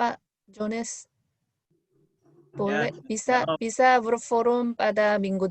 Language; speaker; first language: Indonesian; non-native, fluent; Korean